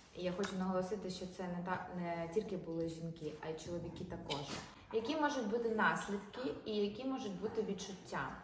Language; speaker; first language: Ukrainian; non-native, local second language; Russian